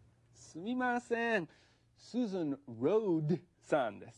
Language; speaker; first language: Japanese; non-native, fluent; English